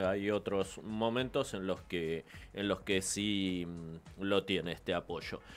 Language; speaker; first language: Spanish; native; Spanish